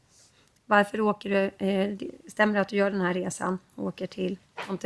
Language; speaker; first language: Swedish; native; Swedish